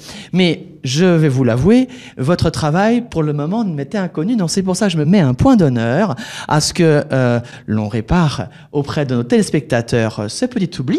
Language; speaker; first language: French; native; French